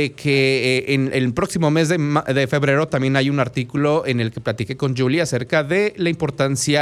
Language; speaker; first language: Spanish; native; Spanish